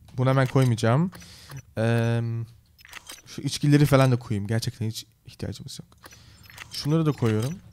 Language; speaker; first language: Turkish; early bilingual, heritage; Turkish